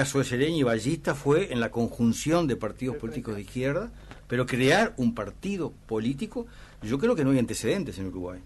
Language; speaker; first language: Spanish; native; Spanish